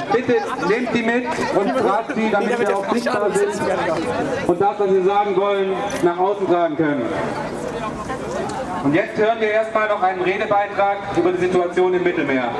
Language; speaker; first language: German; native; German